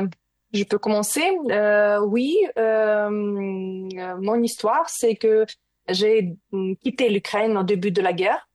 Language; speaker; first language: French; non-native, learner; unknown